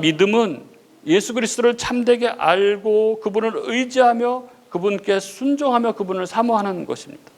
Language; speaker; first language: Korean; native; Korean